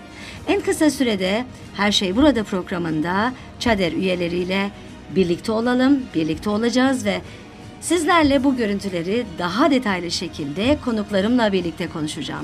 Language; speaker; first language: Turkish; native; Turkish